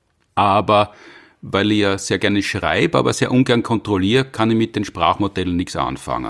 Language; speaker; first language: German; native; German